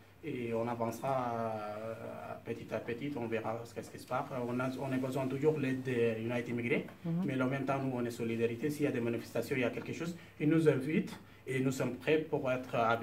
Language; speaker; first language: French; non-native, fluent; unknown